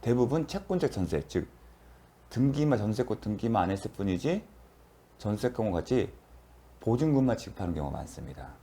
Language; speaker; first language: Korean; native; Korean